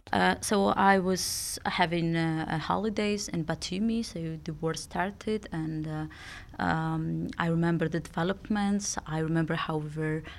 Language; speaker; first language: English; non-native, fluent; Georgian